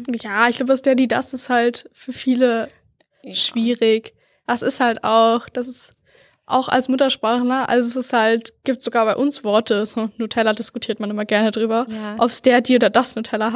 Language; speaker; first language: German; native; German